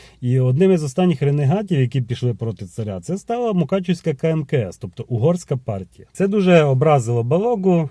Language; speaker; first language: Ukrainian; native; Ukrainian